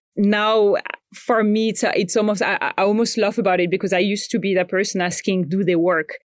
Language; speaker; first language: English; non-native, fluent; French